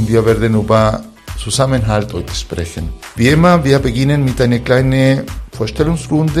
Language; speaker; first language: German; non-native, fluent; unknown